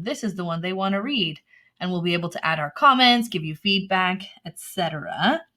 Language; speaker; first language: English; native; English